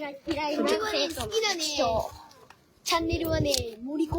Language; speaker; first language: Japanese; native; Japanese